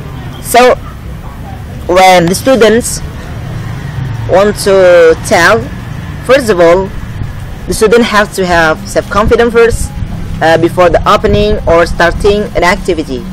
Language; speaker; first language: English; non-native, learner; Indonesian